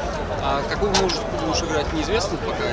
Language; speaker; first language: Russian; native; Russian